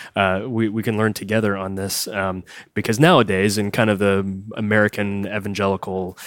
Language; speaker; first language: English; native; English